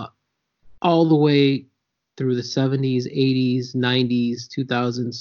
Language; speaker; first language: English; native; English